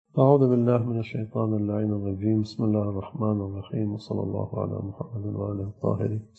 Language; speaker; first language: Arabic; native; Arabic